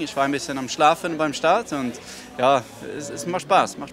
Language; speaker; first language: German; non-native, fluent; Swedish